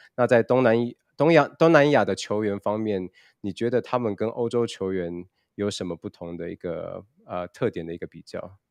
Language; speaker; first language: Chinese; early bilingual, other home language; Indonesian